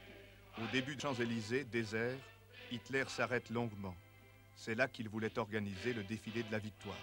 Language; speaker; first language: French; native; French